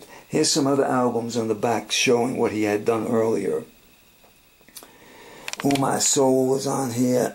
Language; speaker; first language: English; native; English